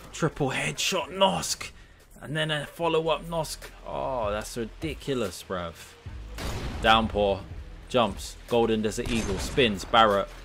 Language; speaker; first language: English; native; English